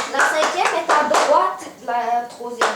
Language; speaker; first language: French; native; French